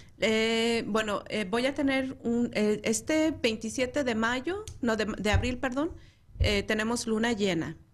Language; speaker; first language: Spanish; native; Spanish